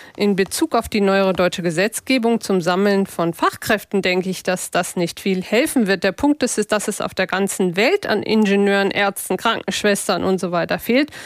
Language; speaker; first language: German; native; German